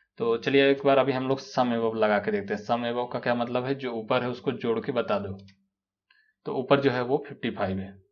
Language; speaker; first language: Hindi; native; Hindi